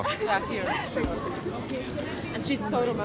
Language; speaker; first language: English; non-native, fluent; Spanish